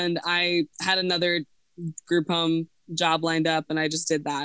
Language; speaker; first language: English; native; English